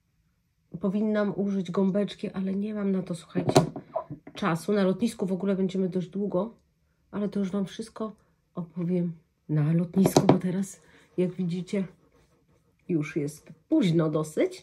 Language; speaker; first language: Polish; native; Polish